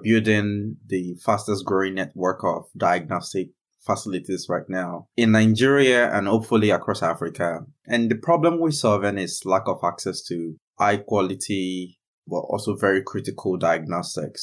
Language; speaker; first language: English; non-native, local second language; Yoruba